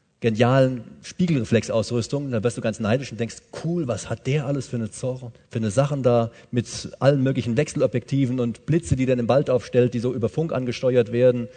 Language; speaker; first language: German; native; German